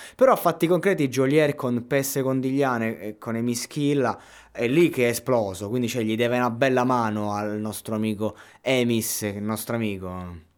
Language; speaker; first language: Italian; native; Italian